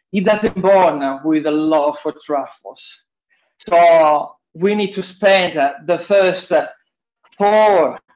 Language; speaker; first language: English; non-native, fluent; Italian